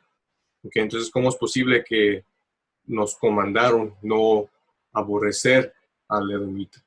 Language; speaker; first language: Spanish; early bilingual, heritage; Spanish